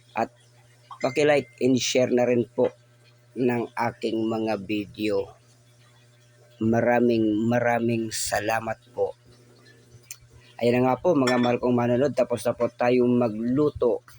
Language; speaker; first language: Filipino; non-native, local second language; Bikol